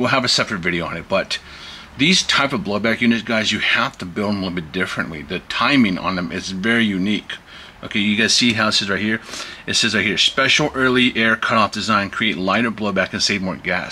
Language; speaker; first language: English; native; English